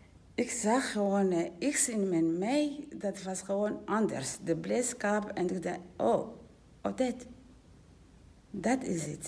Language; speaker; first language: Dutch; non-native, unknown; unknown